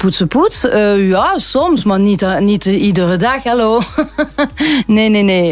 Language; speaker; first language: Dutch; non-native, local second language; French